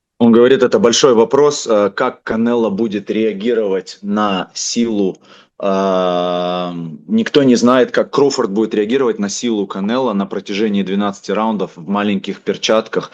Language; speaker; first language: Russian; native; Russian